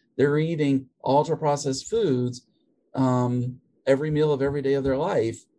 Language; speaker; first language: English; native; English